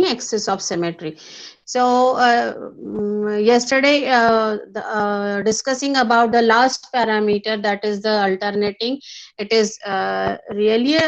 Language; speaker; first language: English; non-native, local second language; Hindi